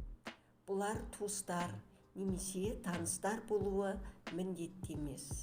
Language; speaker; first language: Kazakh; native; Kazakh